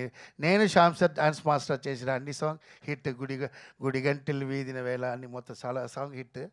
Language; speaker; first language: Telugu; non-native, fluent; Tamil